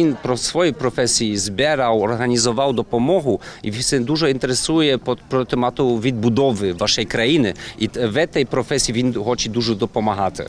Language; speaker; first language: Ukrainian; non-native, learner; German